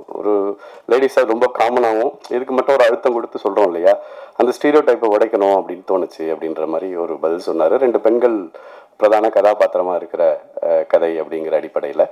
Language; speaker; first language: Tamil; native; Tamil